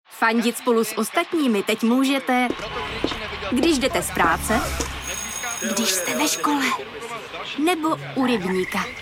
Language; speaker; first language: Czech; native; Czech